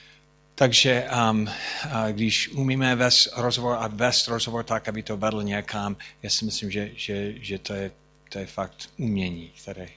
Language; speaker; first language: Czech; non-native, fluent; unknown